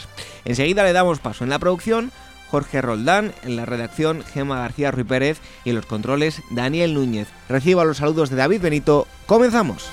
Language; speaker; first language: Spanish; native; Spanish